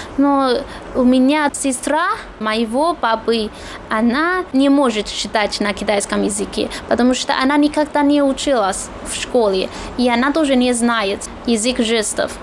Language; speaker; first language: Russian; non-native, fluent; Chinese